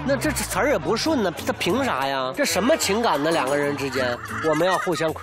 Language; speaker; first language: Chinese; native; Chinese